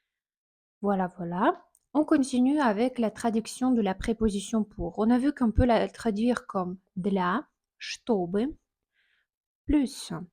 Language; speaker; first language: French; non-native, fluent; Russian